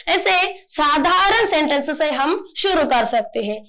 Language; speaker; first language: Hindi; non-native, local second language; Telugu